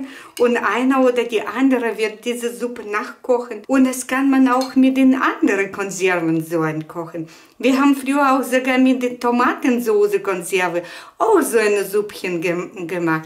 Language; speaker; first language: German; non-native, fluent; Russian